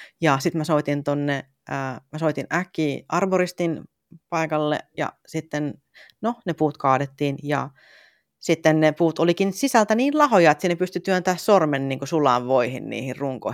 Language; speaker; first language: Finnish; native; Finnish